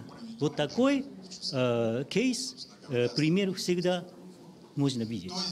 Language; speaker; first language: Russian; non-native, learner; Japanese